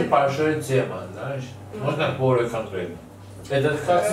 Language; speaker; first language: Russian; non-native, learner; Chinese